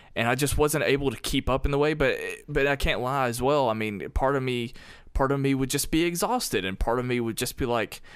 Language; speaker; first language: English; native; English